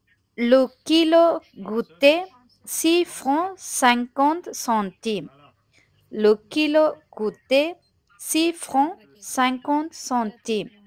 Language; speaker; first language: French; non-native, fluent; Tamil